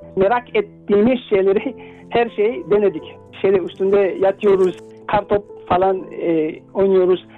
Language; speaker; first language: Turkish; non-native, fluent; Indonesian